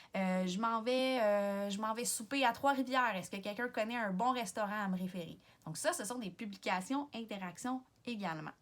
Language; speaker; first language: French; native; French